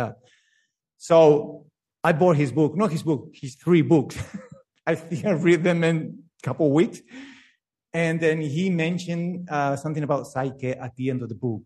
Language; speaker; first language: English; non-native, fluent; Spanish